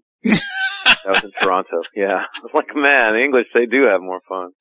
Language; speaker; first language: English; native; English